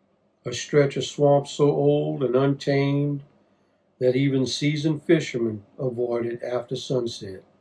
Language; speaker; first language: English; native; English